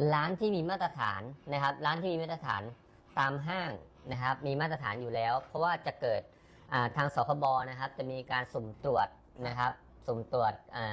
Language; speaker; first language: Thai; native; Thai